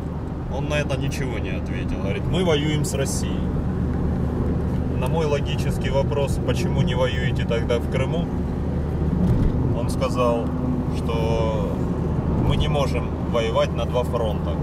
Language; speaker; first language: Russian; native; Russian